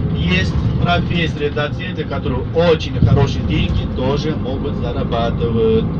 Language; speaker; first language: Russian; non-native, fluent; Turkish